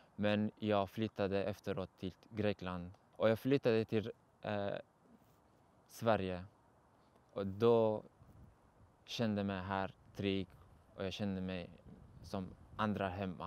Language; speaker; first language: Swedish; non-native, learner; Persian